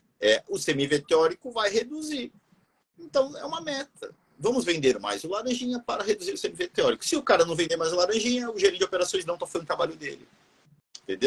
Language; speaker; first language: Portuguese; native; Portuguese